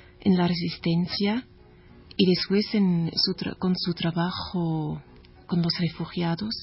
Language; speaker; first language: Spanish; non-native, learner; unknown